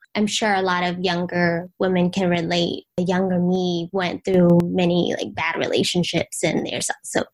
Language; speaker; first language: English; early bilingual, other home language; Vietnamese